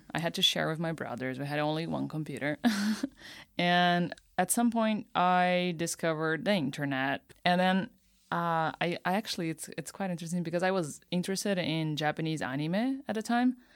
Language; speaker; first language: English; non-native, fluent; Portuguese